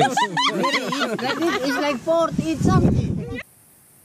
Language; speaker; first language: English; non-native, learner; Indonesian